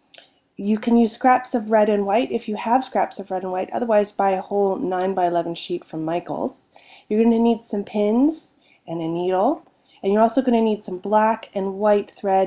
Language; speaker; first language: English; native; English